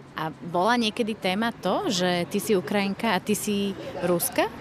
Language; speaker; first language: Slovak; native; Slovak